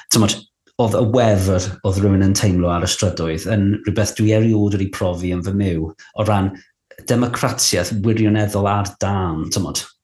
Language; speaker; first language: Welsh; non-native, local second language; English